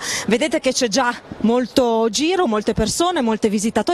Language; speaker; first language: Italian; native; Italian